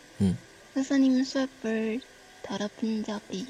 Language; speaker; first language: Korean; non-native, learner; Chinese